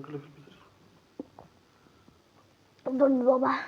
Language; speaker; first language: Turkish; native; Turkish